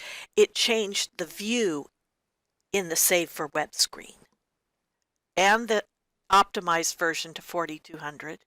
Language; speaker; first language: English; native; English